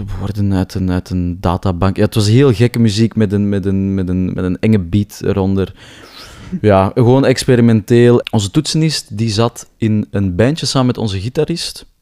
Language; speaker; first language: Dutch; native; Dutch